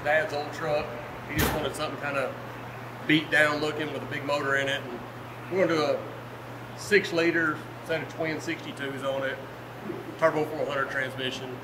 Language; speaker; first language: English; native; English